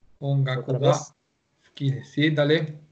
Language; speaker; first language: Japanese; non-native, learner; Spanish